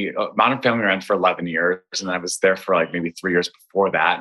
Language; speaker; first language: English; native; English